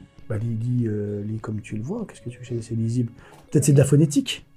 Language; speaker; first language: French; native; French